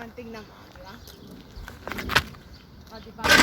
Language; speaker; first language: Filipino; early bilingual, heritage; Filipino